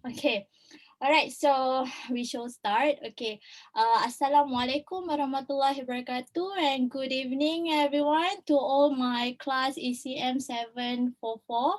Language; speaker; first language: English; non-native, local second language; Malay